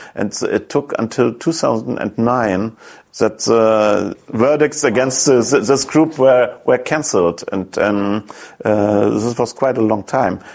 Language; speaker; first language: English; non-native, fluent; German